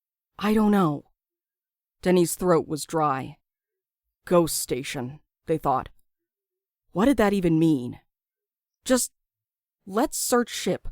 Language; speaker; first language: English; native; English